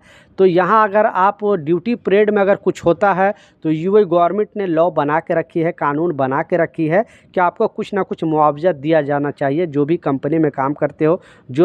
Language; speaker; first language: Hindi; native; Hindi